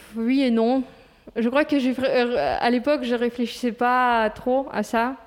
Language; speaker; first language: French; non-native, fluent; Russian